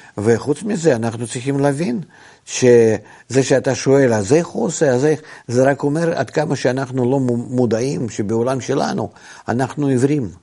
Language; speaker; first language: Hebrew; non-native, fluent; Russian